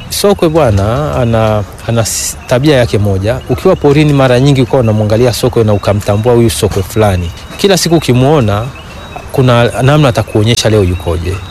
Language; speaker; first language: Swahili; native; Swahili